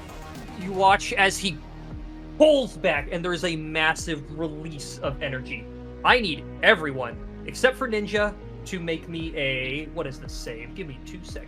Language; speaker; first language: English; native; English